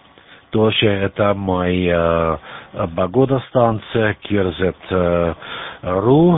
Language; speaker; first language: Russian; non-native, learner; German